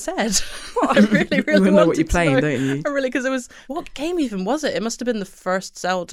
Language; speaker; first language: English; native; English